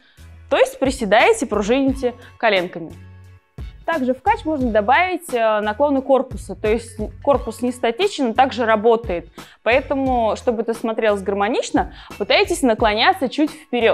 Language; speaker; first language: Russian; native; Russian